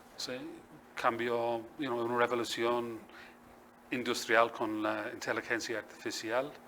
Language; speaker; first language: Spanish; non-native, fluent; English